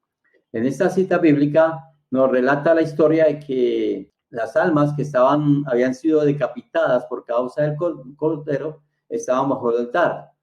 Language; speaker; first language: Spanish; native; Spanish